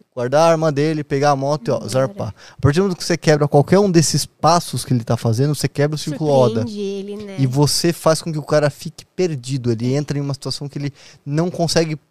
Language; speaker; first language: Portuguese; native; Portuguese